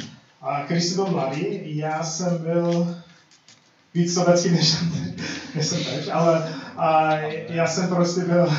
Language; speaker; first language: Czech; non-native, fluent; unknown